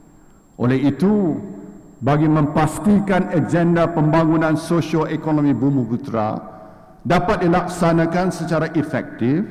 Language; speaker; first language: Malay; native; Malay